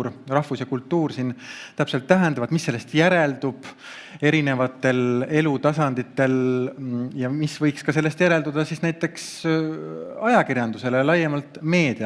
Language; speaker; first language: Estonian; native; Estonian